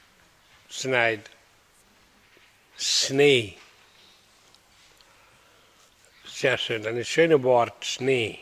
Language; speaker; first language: German; non-native, fluent; Hindi